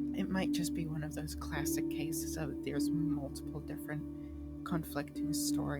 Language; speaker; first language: English; native; English